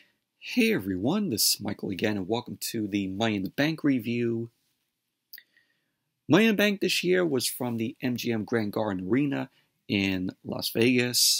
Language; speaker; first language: English; native; English